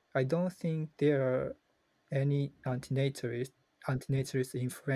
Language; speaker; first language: English; non-native, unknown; Japanese